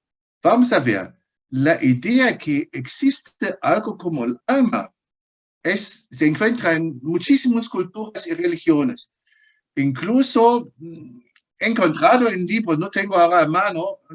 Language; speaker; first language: Spanish; non-native, fluent; German